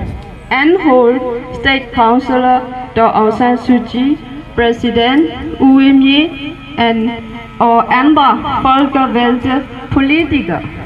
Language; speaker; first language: Danish; non-native, learner; Burmese